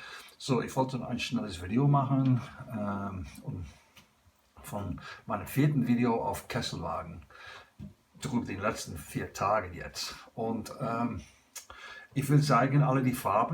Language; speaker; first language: German; non-native, learner; English